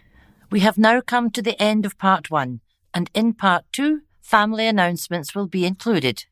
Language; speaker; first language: English; native; English